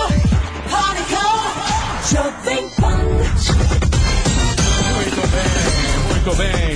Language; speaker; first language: Portuguese; native; Portuguese